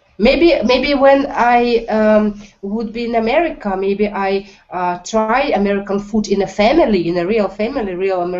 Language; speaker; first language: English; non-native, learner; Russian